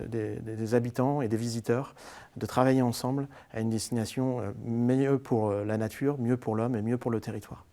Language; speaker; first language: French; native; French